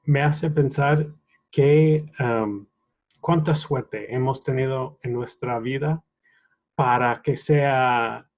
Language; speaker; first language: Spanish; non-native, fluent; English